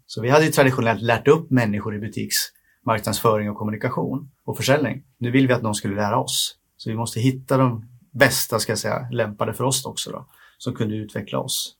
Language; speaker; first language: Swedish; native; Swedish